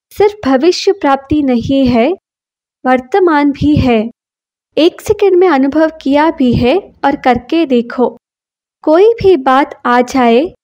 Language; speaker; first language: Hindi; non-native, local second language; Kannada